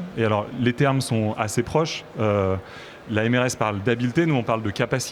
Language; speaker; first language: French; native; French